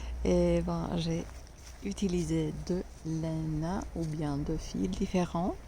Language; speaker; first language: French; non-native, fluent; Finnish